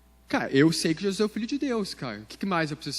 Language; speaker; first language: Portuguese; native; Portuguese